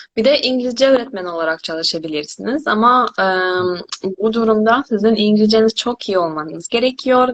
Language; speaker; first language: Turkish; non-native, fluent; Korean